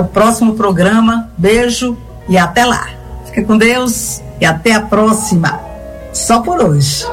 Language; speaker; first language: Portuguese; native; Portuguese